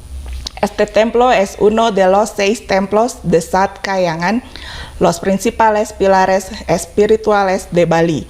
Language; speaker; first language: Spanish; non-native, fluent; Indonesian